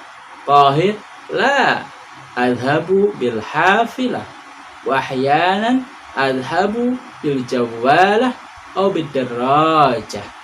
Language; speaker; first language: Arabic; non-native, fluent; Indonesian